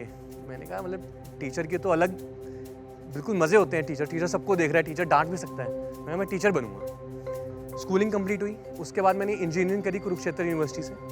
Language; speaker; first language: Hindi; native; Hindi